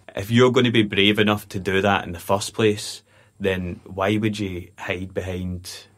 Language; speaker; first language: English; native; English